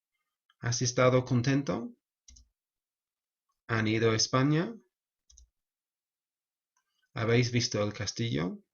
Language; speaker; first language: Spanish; non-native, fluent; English